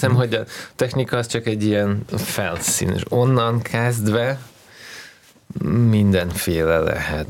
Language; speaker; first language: Hungarian; non-native, learner; Russian